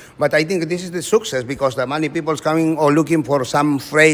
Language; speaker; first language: English; non-native, learner; Spanish